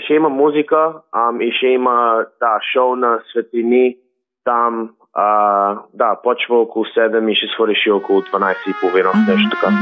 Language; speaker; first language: Bulgarian; early bilingual, heritage; Bulgarian